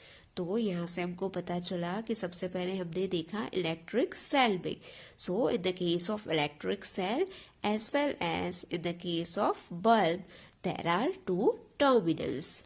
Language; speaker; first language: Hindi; non-native, local second language; Gujarati